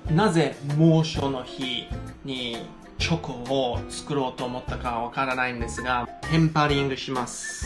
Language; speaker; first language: Japanese; non-native, fluent; English